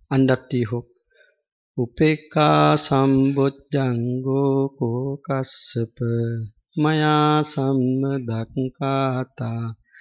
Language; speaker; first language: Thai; non-native, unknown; Sinhala